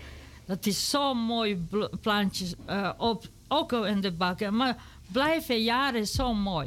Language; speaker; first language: Dutch; non-native, learner; Serbian